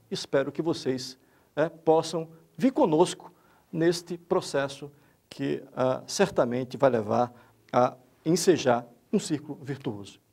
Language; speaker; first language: Portuguese; native; Portuguese